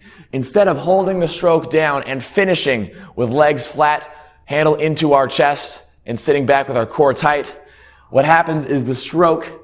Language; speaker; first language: English; native; English